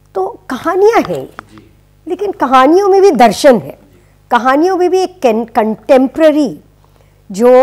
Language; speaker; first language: Hindi; native; Hindi